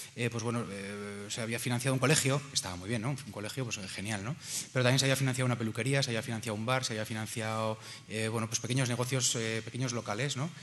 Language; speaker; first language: Spanish; native; Spanish